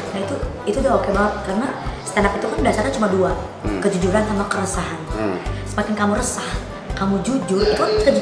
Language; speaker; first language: Indonesian; native; Indonesian